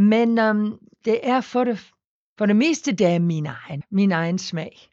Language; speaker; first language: Danish; non-native, fluent; English